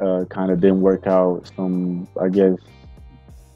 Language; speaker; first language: English; non-native, fluent; Bulgarian